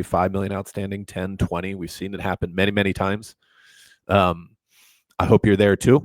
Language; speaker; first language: English; native; English